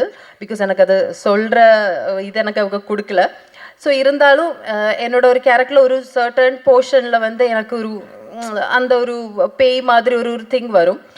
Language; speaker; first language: Tamil; non-native, fluent; Malayalam